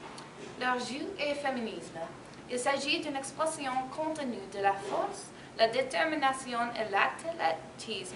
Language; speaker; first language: French; non-native, learner; English